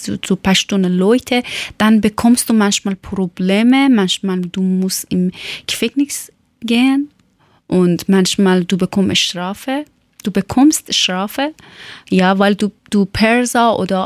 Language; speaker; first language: German; non-native, learner; Persian